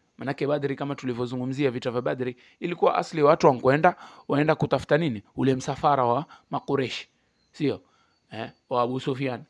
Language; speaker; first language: Swahili; native; Swahili